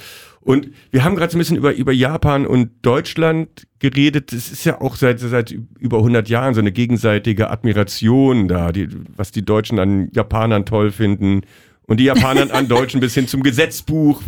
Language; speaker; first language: German; native; German